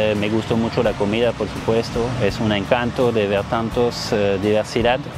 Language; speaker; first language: Spanish; non-native, fluent; French